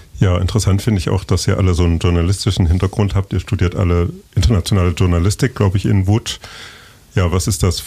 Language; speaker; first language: German; native; German